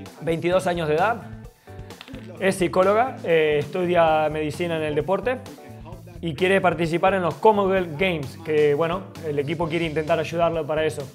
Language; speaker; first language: Spanish; native; Spanish